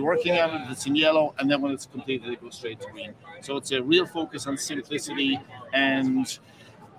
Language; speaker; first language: English; native; English